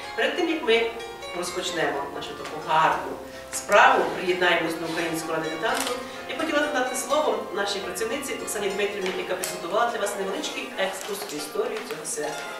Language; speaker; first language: Ukrainian; native; Ukrainian